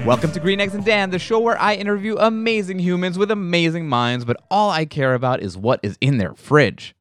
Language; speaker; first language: English; native; English